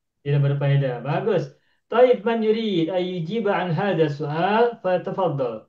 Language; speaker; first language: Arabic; non-native, fluent; Indonesian